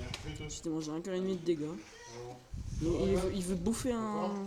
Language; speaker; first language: French; native; French